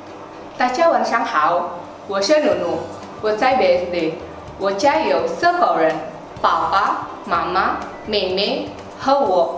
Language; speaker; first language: Chinese; non-native, learner; Indonesian